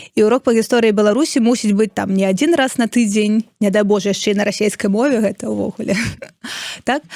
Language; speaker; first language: Belarusian; non-native, local second language; Russian